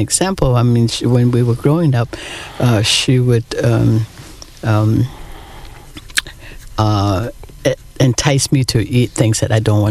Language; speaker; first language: English; non-native, local second language; Cantonese